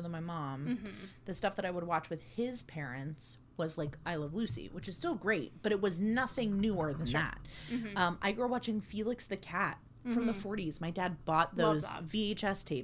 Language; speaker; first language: English; native; English